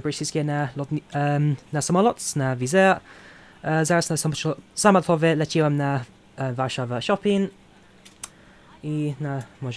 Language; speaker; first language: Polish; non-native, learner; English